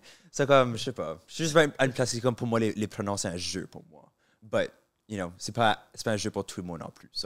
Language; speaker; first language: French; native; French